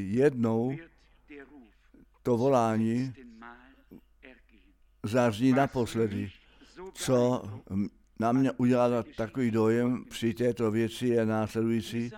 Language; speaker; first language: Czech; non-native, fluent; German